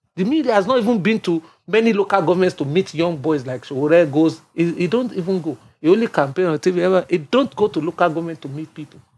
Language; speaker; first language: English; non-native, local second language; Yoruba